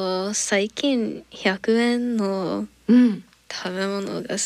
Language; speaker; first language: Japanese; non-native, learner; English